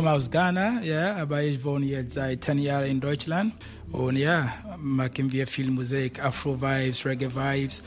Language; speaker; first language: German; non-native, fluent; Akan